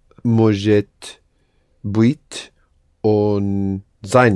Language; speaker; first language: Russian; non-native, learner; English